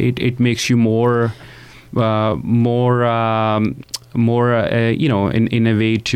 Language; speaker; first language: English; non-native, local second language; Punjabi